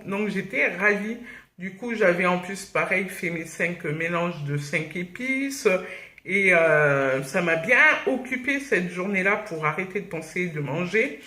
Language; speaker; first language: French; native; French